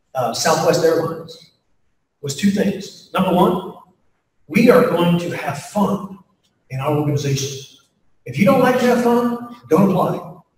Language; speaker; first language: English; native; English